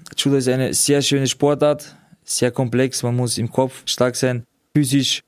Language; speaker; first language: German; early bilingual, other home language; Georgian